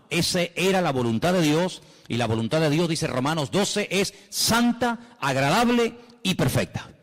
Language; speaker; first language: Spanish; native; Spanish